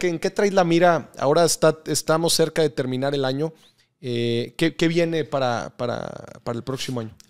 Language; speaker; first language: Spanish; native; Spanish